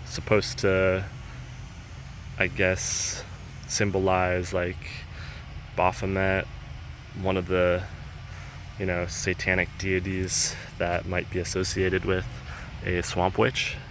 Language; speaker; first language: English; native; English